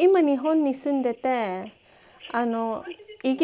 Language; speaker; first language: Japanese; non-native, learner; English